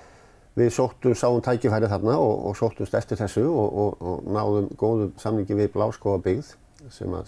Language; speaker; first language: Icelandic; native; Icelandic